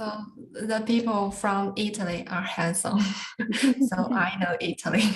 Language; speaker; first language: English; non-native, learner; Chinese